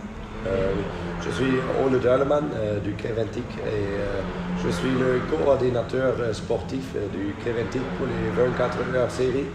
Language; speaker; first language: French; non-native, fluent; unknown